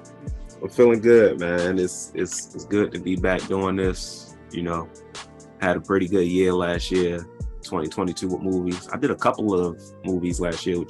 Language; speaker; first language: English; native; English